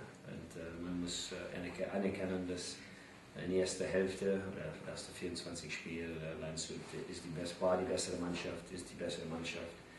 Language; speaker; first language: German; non-native, fluent; English